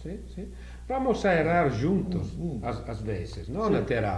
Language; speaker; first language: Portuguese; non-native, fluent; Italian